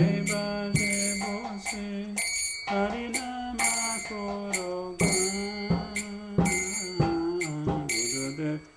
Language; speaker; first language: Portuguese; native; Portuguese